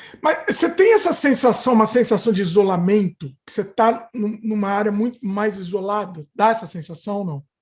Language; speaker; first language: Portuguese; native; Portuguese